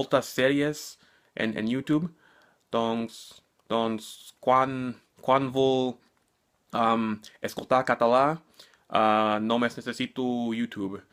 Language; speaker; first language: Catalan; non-native, learner; English